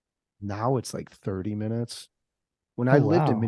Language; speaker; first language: English; native; English